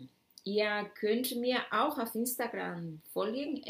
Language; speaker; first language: German; non-native, fluent; Spanish